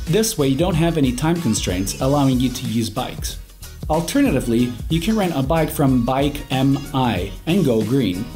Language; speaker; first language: English; non-native, fluent; Italian